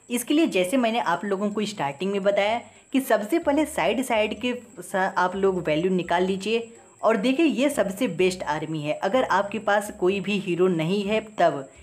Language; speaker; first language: Hindi; native; Hindi